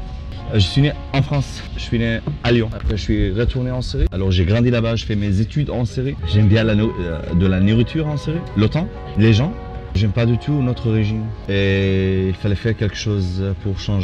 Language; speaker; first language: French; non-native, fluent; Arabic